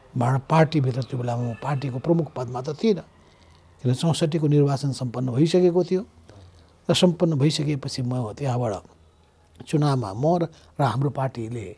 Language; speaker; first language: Nepali; native; Nepali